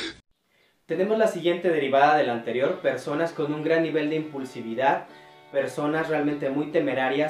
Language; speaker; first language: Spanish; native; Spanish